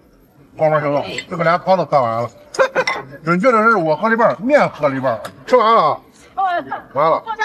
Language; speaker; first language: Chinese; native; Chinese